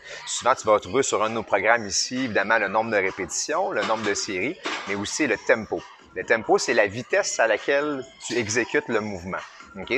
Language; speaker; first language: French; native; French